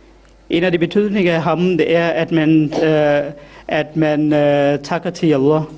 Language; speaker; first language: Danish; non-native, fluent; Urdu